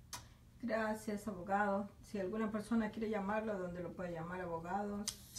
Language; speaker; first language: Spanish; native; Spanish